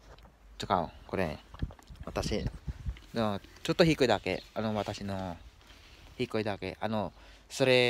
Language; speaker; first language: Japanese; non-native, learner; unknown